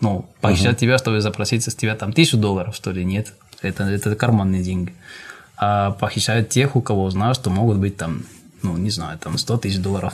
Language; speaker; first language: Russian; non-native, fluent; Spanish